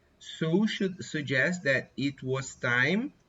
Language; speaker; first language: English; non-native, fluent; Portuguese